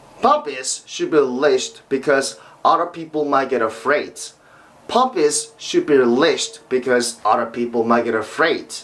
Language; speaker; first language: English; non-native, fluent; Korean